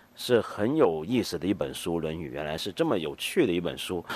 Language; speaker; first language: Chinese; native; Chinese